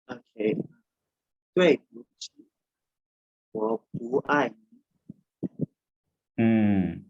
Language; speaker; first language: Chinese; non-native, learner; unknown